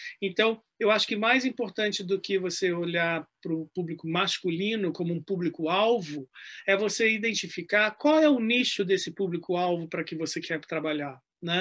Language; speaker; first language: Portuguese; native; Portuguese